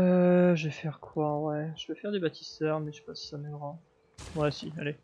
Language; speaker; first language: French; native; French